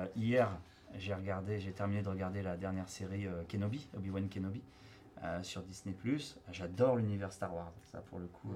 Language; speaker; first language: French; native; French